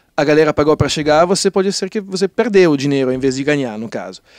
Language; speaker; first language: Portuguese; non-native, fluent; Italian